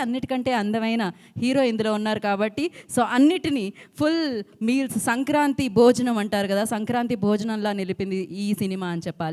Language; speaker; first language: Telugu; native; Telugu